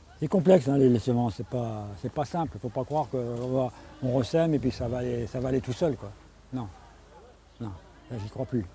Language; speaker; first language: French; native; French